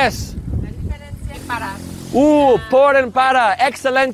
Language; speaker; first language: Spanish; non-native, fluent; English